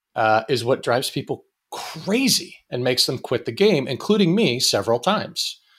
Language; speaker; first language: English; native; English